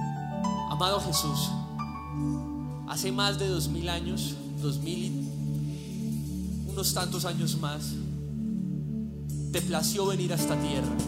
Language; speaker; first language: Spanish; native; Spanish